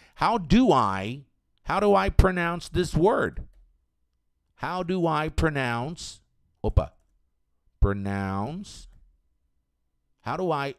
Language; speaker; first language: English; non-native, fluent; Portuguese